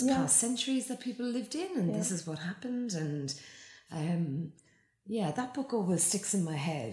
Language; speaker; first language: English; native; English